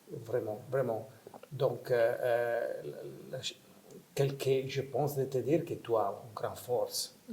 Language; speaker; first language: French; non-native, fluent; Italian